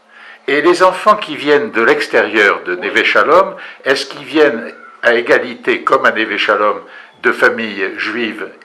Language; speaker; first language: French; native; French